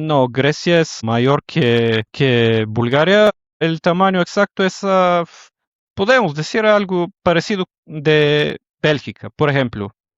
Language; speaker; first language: Spanish; non-native, fluent; Bulgarian